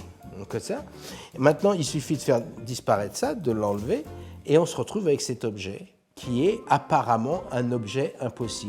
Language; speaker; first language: French; native; French